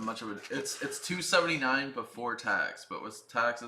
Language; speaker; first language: English; native; English